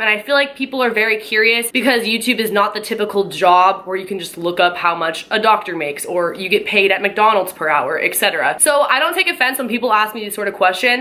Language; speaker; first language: English; native; English